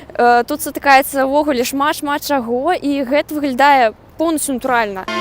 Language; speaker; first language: Belarusian; non-native, local second language; Russian